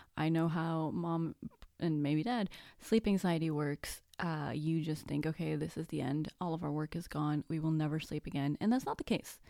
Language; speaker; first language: English; non-native, fluent; Spanish